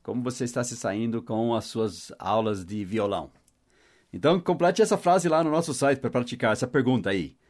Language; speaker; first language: Portuguese; non-native, fluent; English